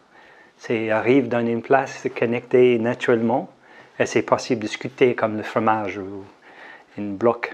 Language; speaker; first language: French; non-native, learner; English